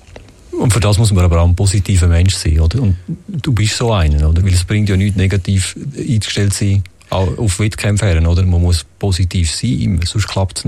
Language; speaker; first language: German; native; German